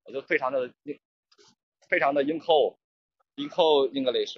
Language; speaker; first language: Chinese; native; Chinese